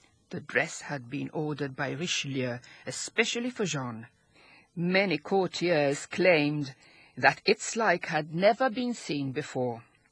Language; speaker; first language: English; non-native, local second language; Maltese